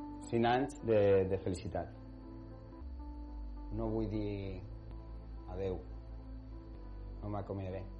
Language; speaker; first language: Catalan; non-native, learner; Spanish